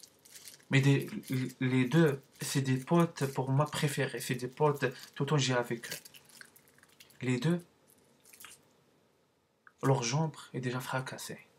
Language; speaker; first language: French; non-native, learner; Arabic